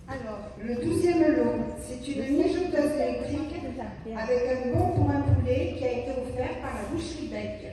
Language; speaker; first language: French; native; French